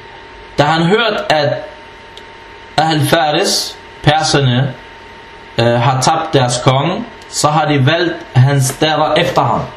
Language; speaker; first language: Danish; non-native, fluent; Arabic